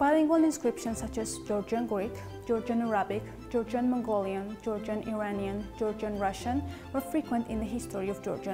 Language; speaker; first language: English; non-native, learner; Georgian